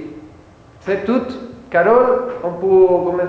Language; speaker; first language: French; non-native, fluent; Spanish